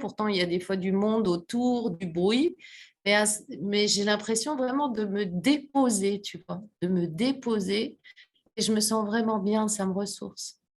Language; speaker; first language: French; native; French